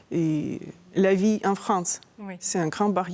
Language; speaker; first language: French; non-native, fluent; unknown